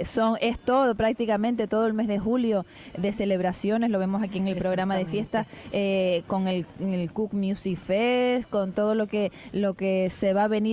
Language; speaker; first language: Spanish; native; Spanish